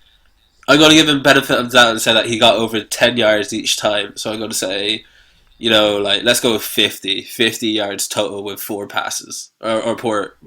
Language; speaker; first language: English; native; English